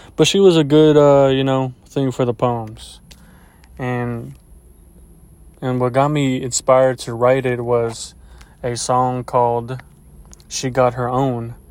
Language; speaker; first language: English; early bilingual, other home language; Spanish